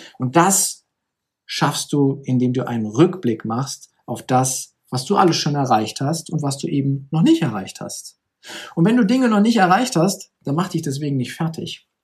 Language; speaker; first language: German; native; German